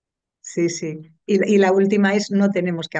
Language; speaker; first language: Spanish; native; Spanish